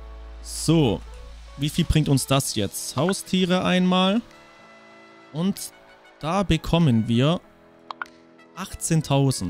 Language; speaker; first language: German; native; German